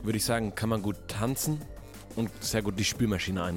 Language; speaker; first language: German; native; German